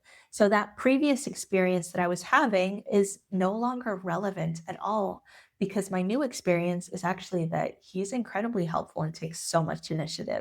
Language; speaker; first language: English; native; English